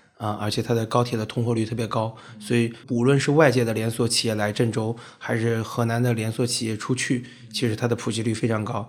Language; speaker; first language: Chinese; native; Chinese